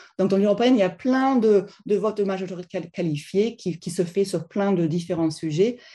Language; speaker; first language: French; non-native, fluent; German